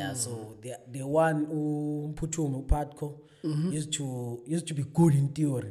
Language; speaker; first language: English; non-native, local second language; Zulu